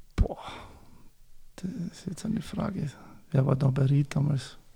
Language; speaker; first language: German; native; German